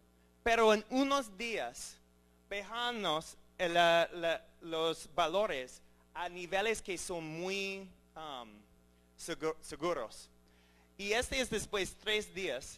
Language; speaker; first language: Spanish; non-native, learner; English